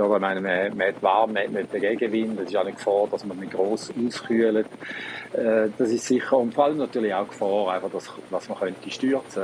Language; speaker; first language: German; native; German